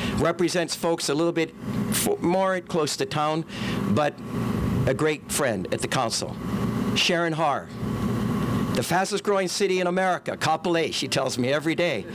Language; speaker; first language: English; native; English